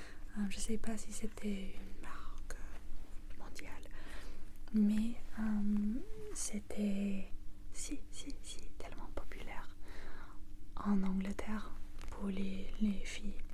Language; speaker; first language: French; non-native, learner; English